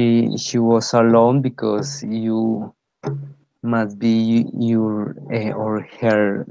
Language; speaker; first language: English; non-native, fluent; Spanish